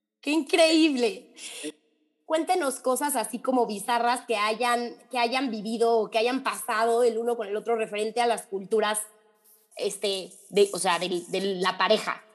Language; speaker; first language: Spanish; native; Spanish